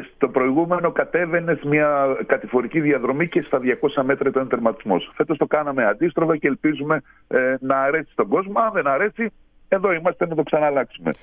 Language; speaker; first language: Greek; native; Greek